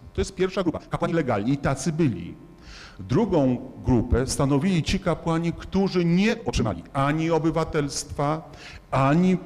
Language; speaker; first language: Polish; native; Polish